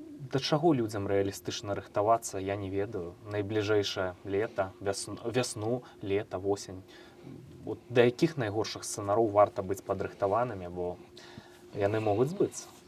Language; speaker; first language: Belarusian; native; Belarusian